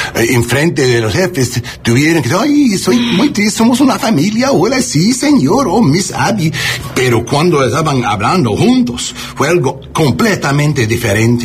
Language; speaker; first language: Spanish; non-native, learner; English